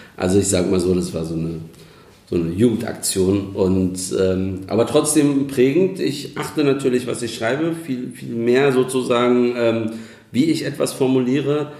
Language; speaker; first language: German; early bilingual, other home language; Turkish